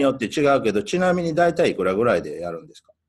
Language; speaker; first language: Japanese; native; Japanese